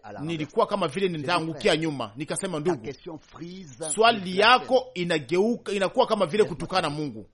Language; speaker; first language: Swahili; native; Swahili